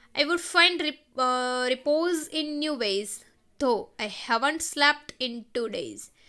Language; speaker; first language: English; non-native, local second language; Gujarati